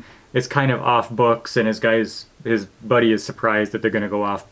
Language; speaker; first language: English; native; English